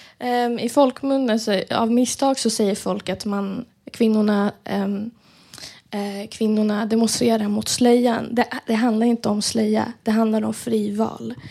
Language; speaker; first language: Swedish; early bilingual, other home language; Persian